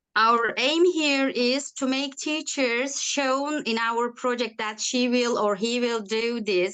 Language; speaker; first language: English; non-native, learner; Turkish